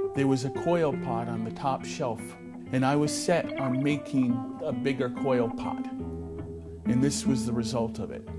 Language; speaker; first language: English; native; English